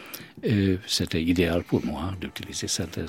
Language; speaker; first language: French; non-native, fluent; Hungarian